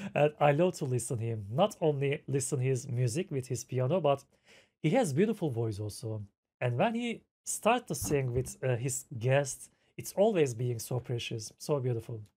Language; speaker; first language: English; non-native, fluent; Turkish